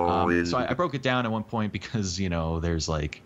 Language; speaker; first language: English; native; English